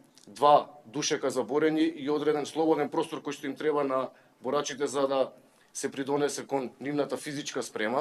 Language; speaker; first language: Macedonian; native; Macedonian